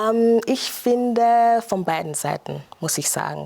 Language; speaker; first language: German; non-native, fluent; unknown